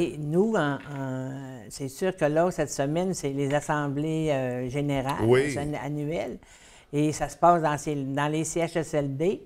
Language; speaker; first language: French; native; French